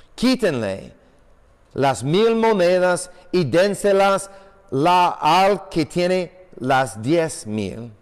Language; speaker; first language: Spanish; non-native, fluent; English